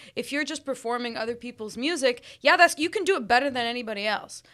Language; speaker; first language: English; early bilingual, other home language; Arabic